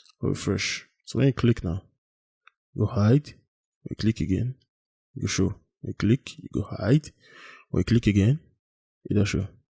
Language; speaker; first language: Nigerian Pidgin; native; Nigerian Pidgin